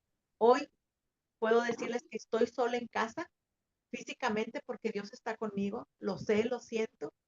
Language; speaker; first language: Spanish; native; Spanish